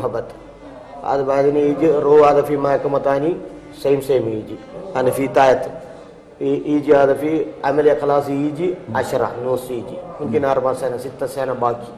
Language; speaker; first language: Arabic; non-native, learner; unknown